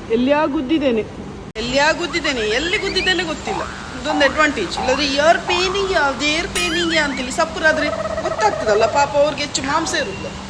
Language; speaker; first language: Kannada; native; Kannada